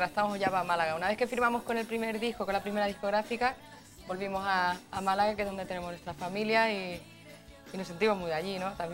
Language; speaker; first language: Spanish; native; Spanish